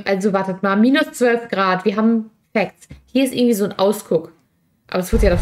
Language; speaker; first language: German; native; German